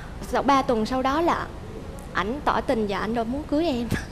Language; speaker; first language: Vietnamese; native; Vietnamese